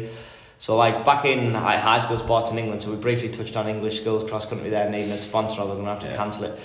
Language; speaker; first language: English; native; English